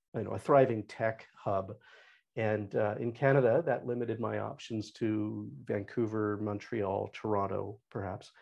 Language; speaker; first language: English; native; English